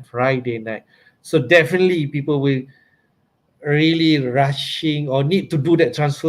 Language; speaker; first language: English; non-native, local second language; Malay